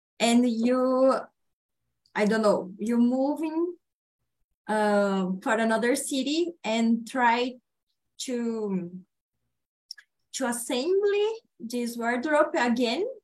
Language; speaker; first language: English; non-native, learner; Portuguese